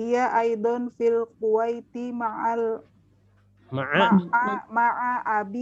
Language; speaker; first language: Arabic; non-native, learner; Indonesian